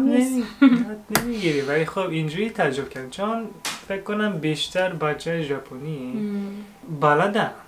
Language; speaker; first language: Persian; non-native, fluent; Japanese